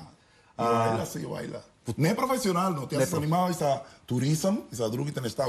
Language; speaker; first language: Bulgarian; non-native, learner; Spanish